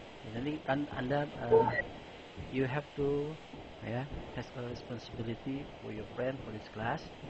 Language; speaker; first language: English; non-native, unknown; Indonesian